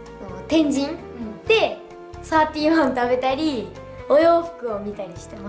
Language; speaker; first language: Japanese; native; Japanese